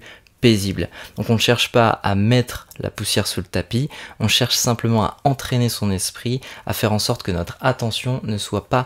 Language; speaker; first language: French; native; French